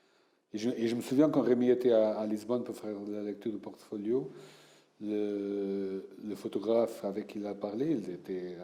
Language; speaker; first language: French; non-native, fluent; Portuguese